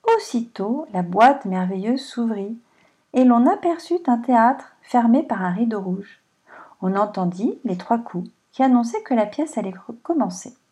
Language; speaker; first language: French; native; French